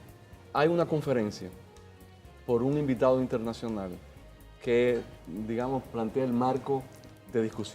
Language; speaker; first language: Spanish; native; Spanish